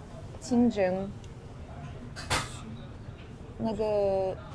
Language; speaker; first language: Chinese; non-native, learner; French